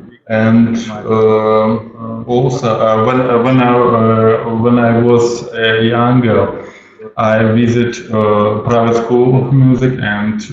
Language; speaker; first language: English; non-native, learner; Russian